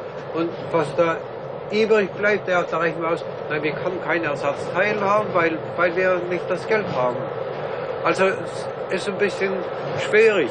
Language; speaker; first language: German; non-native, fluent; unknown